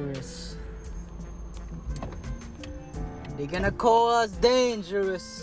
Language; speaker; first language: English; non-native, local second language; Cebuano